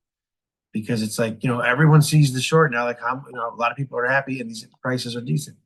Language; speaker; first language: English; native; English